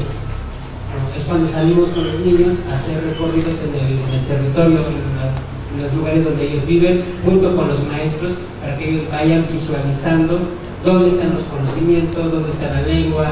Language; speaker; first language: Spanish; non-native, local second language; Tzotzil